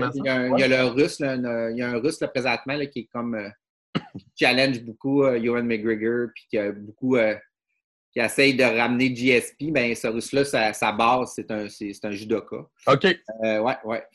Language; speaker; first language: French; native; French